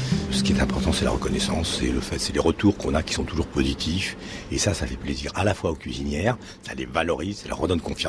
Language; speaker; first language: French; native; French